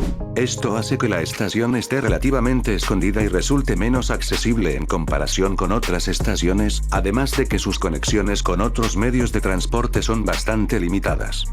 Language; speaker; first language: Spanish; native; Spanish